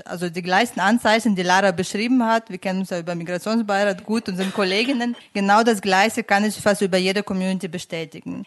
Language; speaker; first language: German; non-native, fluent; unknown